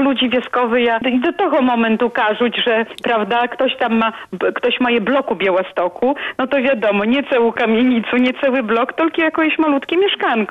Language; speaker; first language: Polish; non-native, local second language; Belarusian